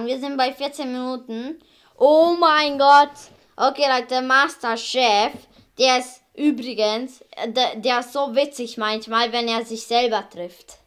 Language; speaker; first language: German; early bilingual, other home language; Hungarian